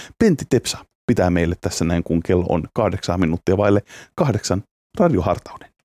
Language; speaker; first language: Finnish; native; Finnish